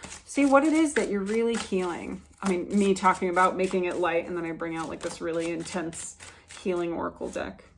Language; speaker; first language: English; native; English